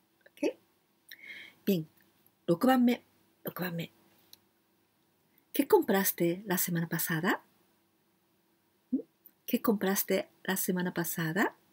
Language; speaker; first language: Spanish; non-native, learner; Japanese